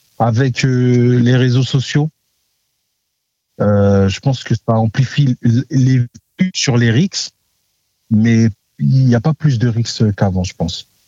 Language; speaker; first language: French; native; French